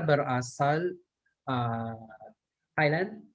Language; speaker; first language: Indonesian; non-native, learner; Thai